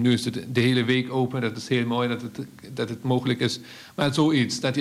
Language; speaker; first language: Dutch; non-native, fluent; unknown